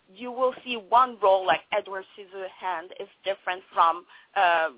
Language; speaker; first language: English; non-native, fluent; French